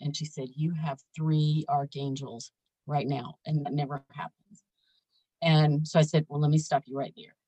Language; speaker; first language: English; native; English